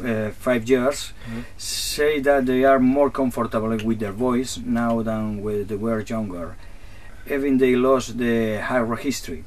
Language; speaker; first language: English; non-native, learner; Spanish